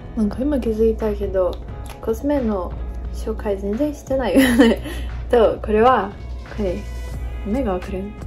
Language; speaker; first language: Japanese; non-native, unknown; Portuguese